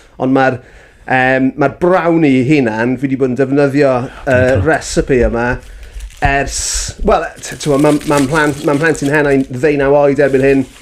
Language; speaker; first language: Welsh; native; Welsh